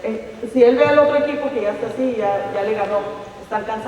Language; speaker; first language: Spanish; native; Spanish